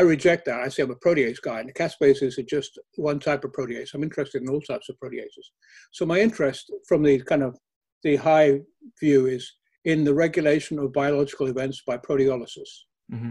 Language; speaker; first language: English; native; English